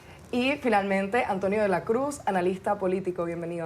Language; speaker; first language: Spanish; native; Spanish